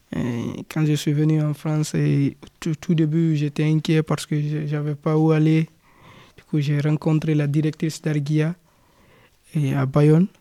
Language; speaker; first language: French; non-native, local second language; Fula